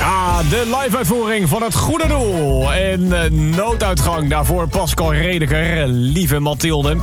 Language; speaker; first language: Dutch; native; Dutch